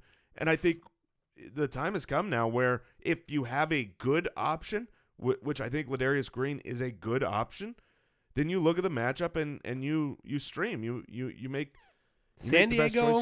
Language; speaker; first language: English; native; English